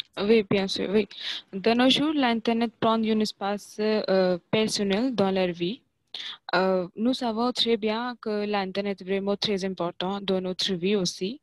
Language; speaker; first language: French; non-native, fluent; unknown